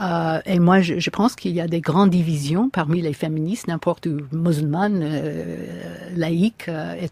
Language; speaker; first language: French; non-native, fluent; English